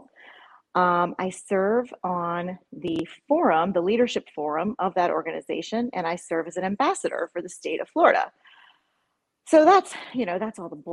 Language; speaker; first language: English; native; English